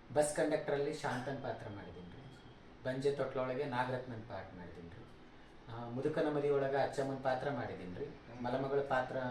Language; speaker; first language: Kannada; native; Kannada